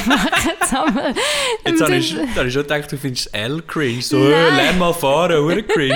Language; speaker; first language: German; native; German